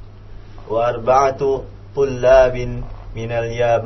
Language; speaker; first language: Arabic; non-native, learner; Indonesian